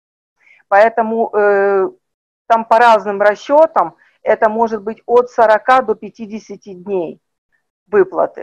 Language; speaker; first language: Russian; native; Russian